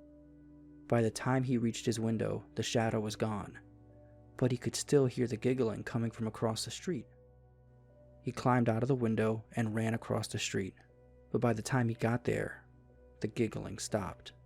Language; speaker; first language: English; native; English